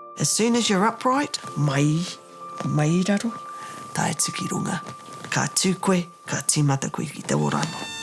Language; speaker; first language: Māori; native; Māori